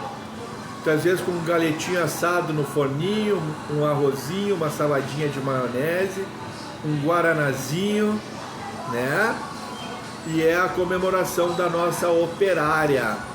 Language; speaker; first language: Portuguese; native; Portuguese